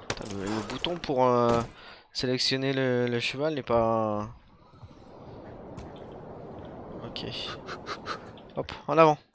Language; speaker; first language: French; native; French